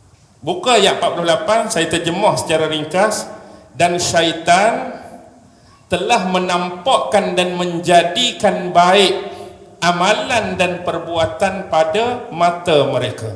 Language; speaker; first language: Malay; native; Malay